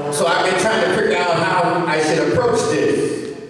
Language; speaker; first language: English; native; English